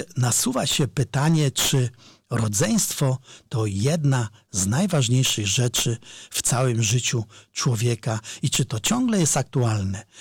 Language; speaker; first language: Polish; native; Polish